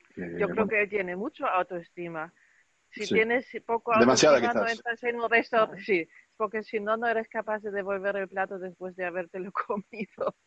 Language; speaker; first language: Spanish; non-native, fluent; German